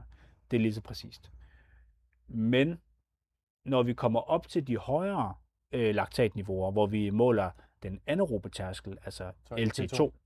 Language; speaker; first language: Danish; native; Danish